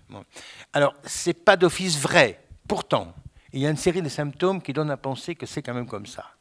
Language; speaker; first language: French; native; French